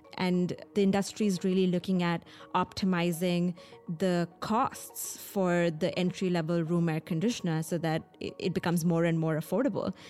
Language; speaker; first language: English; non-native, local second language; Hindi